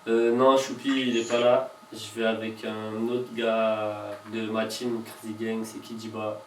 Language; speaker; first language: French; native; French